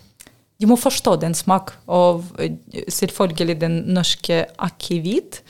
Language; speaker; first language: Norwegian; non-native, learner; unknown